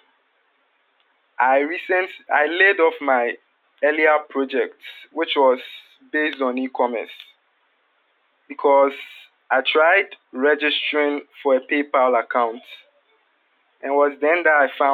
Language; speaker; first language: English; non-native, local second language; Akan